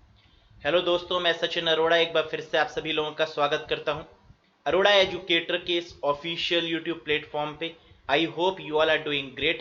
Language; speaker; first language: Hindi; native; Hindi